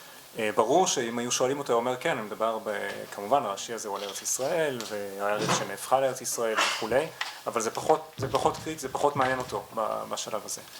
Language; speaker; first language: Hebrew; native; Hebrew